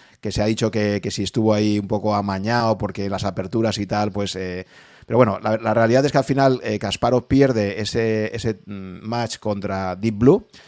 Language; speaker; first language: Spanish; native; Spanish